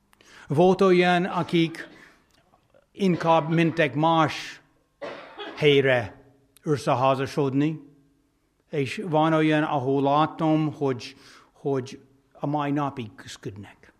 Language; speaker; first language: Hungarian; non-native, fluent; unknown